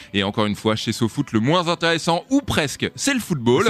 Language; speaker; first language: French; native; French